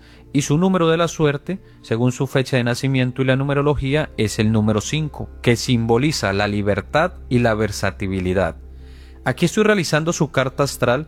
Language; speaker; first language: Spanish; native; Spanish